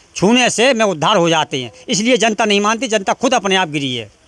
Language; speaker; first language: Hindi; native; Hindi